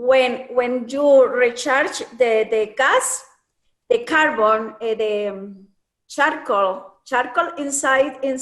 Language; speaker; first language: English; non-native, learner; Spanish